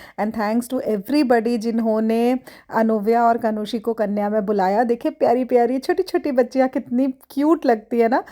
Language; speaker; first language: Hindi; native; Hindi